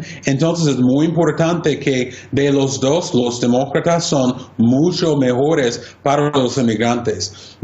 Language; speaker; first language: Spanish; non-native, fluent; English